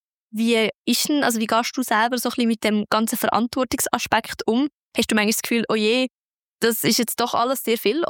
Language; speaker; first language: German; native; German